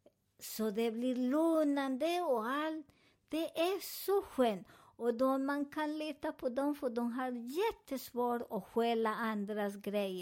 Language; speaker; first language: Swedish; non-native, learner; Spanish